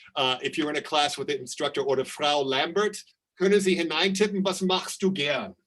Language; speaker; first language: German; non-native, fluent; English